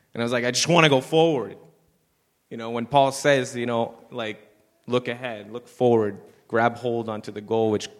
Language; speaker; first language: English; native; English